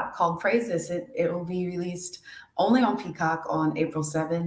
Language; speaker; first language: English; native; English